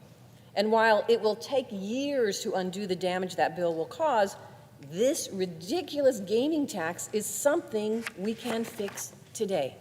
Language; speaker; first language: English; native; English